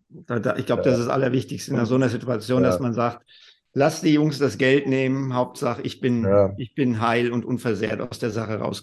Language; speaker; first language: German; native; German